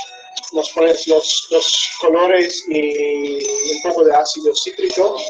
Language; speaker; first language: Spanish; non-native, fluent; English